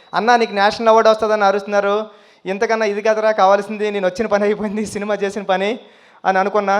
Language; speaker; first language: Telugu; native; Telugu